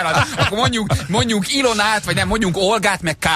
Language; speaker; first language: Hungarian; native; Hungarian